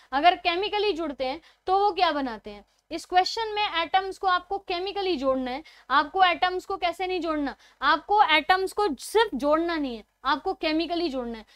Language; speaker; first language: Hindi; native; Hindi